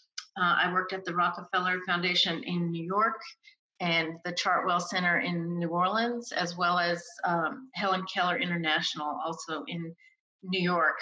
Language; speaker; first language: English; native; English